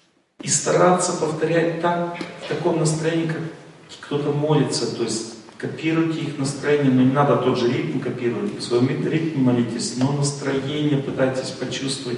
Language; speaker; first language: Russian; native; Russian